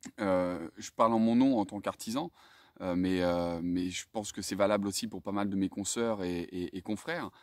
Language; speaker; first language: French; native; French